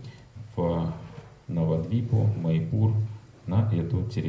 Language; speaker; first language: Russian; native; Russian